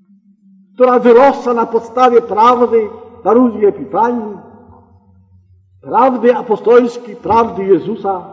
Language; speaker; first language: Polish; native; Polish